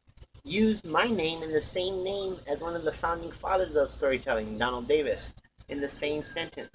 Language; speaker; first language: English; native; English